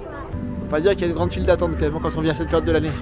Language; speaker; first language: French; native; French